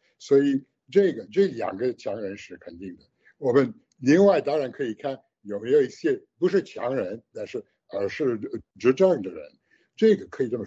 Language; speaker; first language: Chinese; non-native, fluent; French